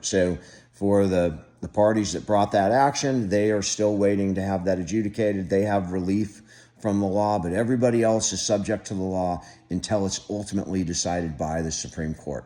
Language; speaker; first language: English; native; English